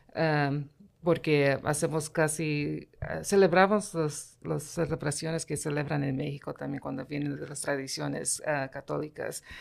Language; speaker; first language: Spanish; early bilingual, heritage; Spanish